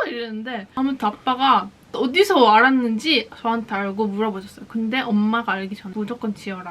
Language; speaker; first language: Korean; native; Korean